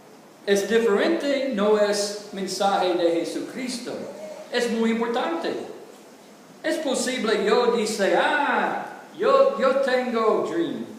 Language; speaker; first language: Spanish; non-native, learner; English